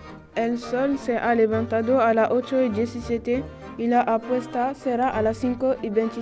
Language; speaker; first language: Spanish; non-native, learner; French